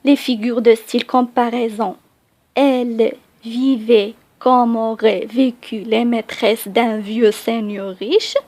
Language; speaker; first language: French; non-native, local second language; Arabic